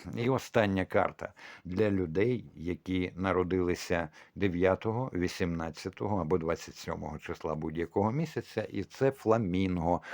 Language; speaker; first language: Ukrainian; non-native, local second language; Russian